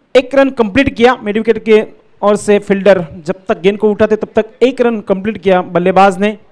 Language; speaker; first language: Hindi; non-native, local second language; Marathi